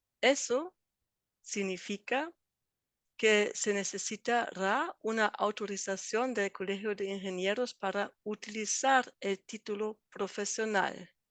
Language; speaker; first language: Spanish; non-native, fluent; German